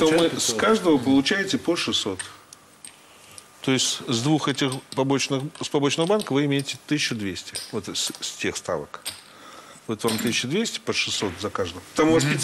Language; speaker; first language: Russian; native; Russian